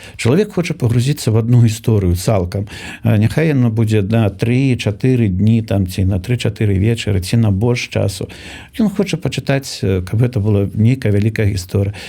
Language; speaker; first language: Belarusian; native; Belarusian